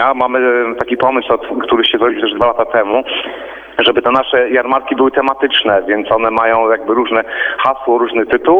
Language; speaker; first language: Polish; native; Polish